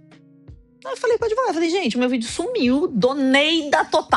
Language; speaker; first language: Portuguese; native; Portuguese